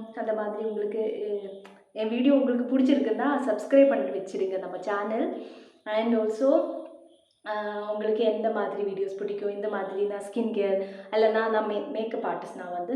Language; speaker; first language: Tamil; non-native, learner; Malayalam